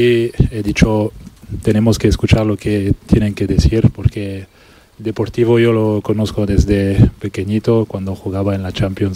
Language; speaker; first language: Spanish; non-native, local second language; French